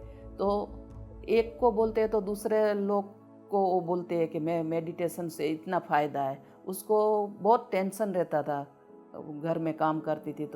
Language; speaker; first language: Hindi; non-native, local second language; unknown